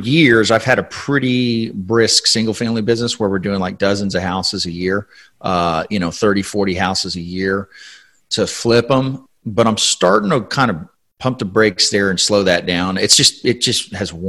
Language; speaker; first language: English; native; English